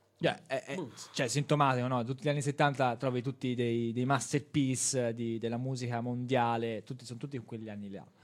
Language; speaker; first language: Italian; native; Italian